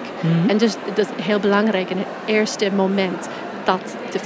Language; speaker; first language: Dutch; non-native, fluent; English